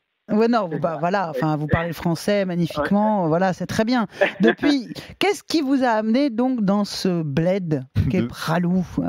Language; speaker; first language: French; native; French